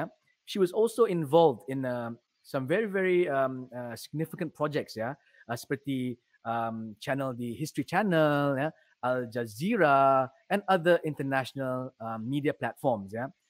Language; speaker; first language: English; non-native, local second language; Malay